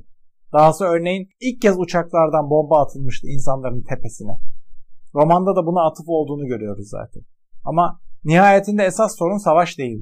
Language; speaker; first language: Turkish; native; Turkish